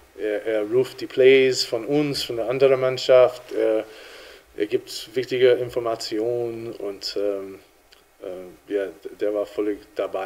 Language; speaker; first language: German; non-native, fluent; English